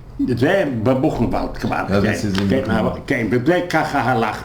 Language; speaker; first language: Hebrew; non-native, fluent; Yiddish